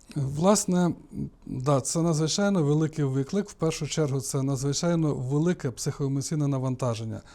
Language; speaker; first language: Ukrainian; native; Ukrainian